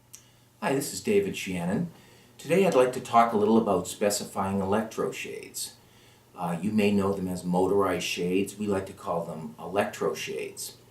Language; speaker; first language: English; native; English